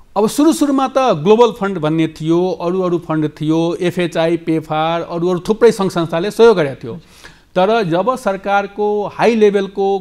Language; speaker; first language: Nepali; non-native, local second language; Maithili